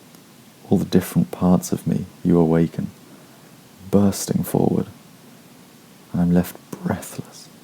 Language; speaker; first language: English; native; English